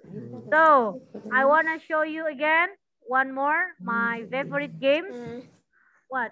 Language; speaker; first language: English; non-native, learner; Indonesian